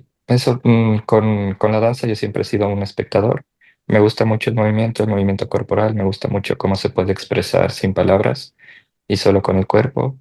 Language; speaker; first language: Spanish; native; Spanish